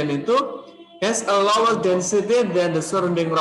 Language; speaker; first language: English; non-native, learner; Indonesian